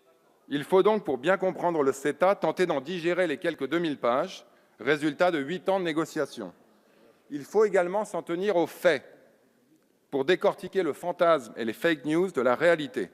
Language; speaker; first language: French; native; French